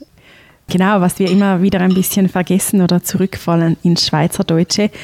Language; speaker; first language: German; native; German